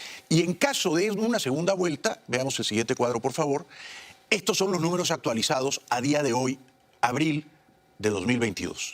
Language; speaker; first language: Spanish; native; Spanish